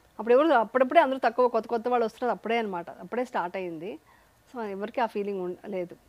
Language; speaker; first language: Telugu; native; Telugu